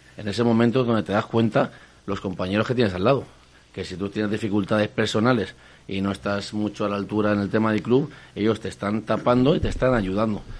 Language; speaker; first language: Spanish; native; Spanish